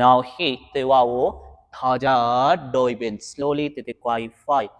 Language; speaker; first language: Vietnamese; non-native, learner; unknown